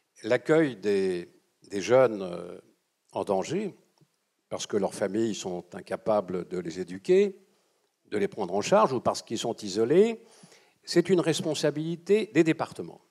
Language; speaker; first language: French; native; French